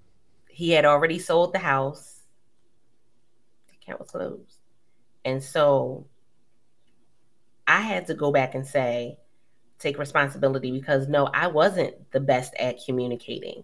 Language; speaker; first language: English; native; English